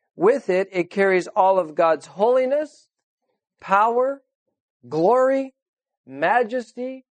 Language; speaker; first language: English; native; English